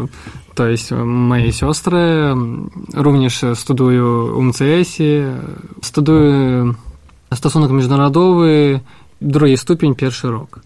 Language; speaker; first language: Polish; non-native, learner; Russian